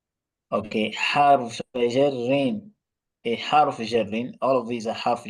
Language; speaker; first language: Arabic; non-native, fluent; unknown